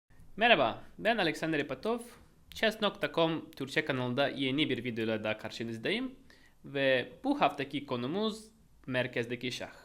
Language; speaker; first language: Turkish; non-native, fluent; Russian